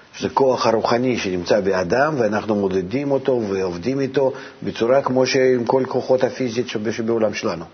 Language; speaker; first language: Hebrew; non-native, fluent; Russian